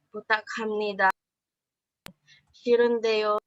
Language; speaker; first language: Korean; non-native, learner; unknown